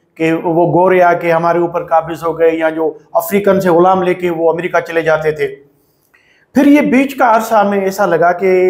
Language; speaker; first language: Urdu; non-native, local second language; Sindhi